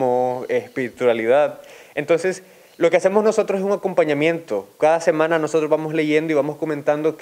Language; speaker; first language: Spanish; native; Spanish